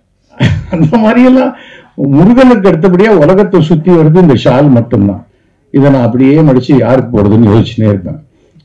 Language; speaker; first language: Tamil; native; Tamil